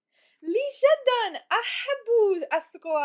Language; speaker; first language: Arabic; non-native, learner; English